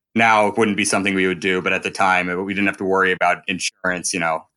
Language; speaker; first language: English; native; English